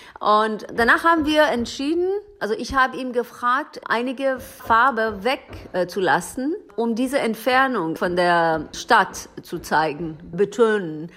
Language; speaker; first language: German; non-native, learner; Persian